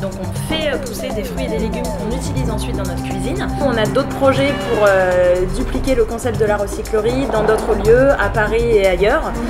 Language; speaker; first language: French; native; French